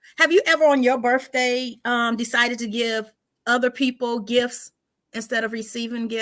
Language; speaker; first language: English; native; English